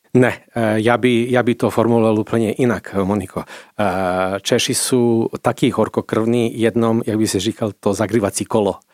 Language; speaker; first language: Czech; non-native, fluent; Serbian